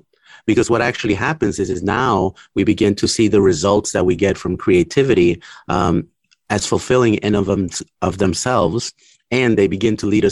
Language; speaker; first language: English; early bilingual, other home language; Spanish